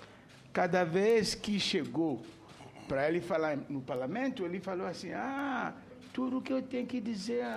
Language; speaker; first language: Portuguese; non-native, fluent; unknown